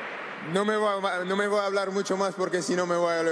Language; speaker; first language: Spanish; non-native, learner; French